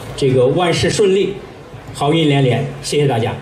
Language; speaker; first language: Chinese; native; Chinese